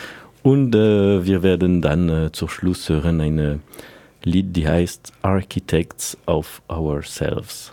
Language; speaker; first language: German; non-native, fluent; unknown